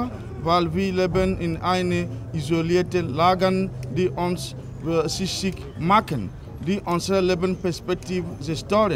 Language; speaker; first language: German; non-native, learner; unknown